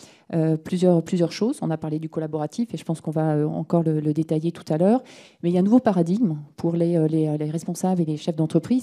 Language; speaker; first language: French; native; French